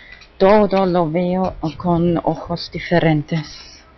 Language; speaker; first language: Spanish; non-native, fluent; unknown